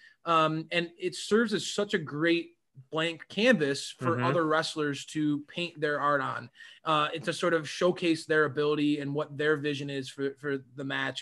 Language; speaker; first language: English; native; English